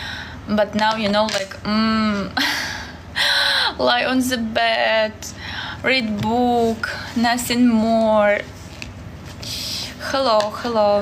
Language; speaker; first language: English; non-native, learner; Russian